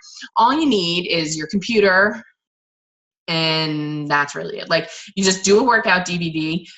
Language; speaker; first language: English; native; English